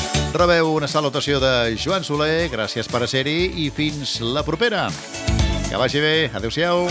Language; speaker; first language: Catalan; native; Catalan